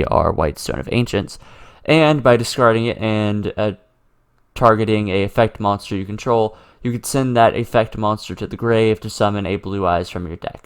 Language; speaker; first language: English; native; English